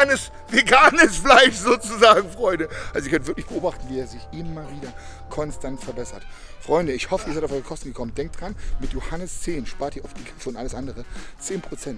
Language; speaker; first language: German; native; German